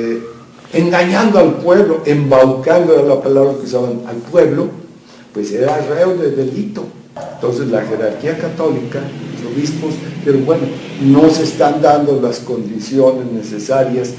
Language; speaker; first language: Spanish; native; Spanish